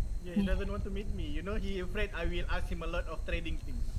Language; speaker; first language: English; non-native, local second language; Malay